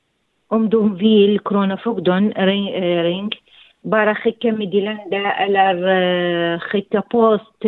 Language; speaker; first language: Swedish; non-native, learner; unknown